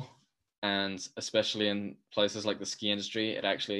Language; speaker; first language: English; native; English